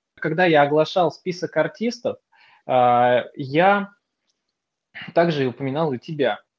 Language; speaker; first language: Russian; native; Russian